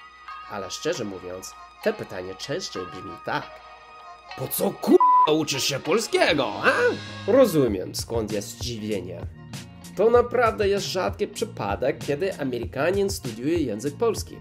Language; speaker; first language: Polish; non-native, learner; English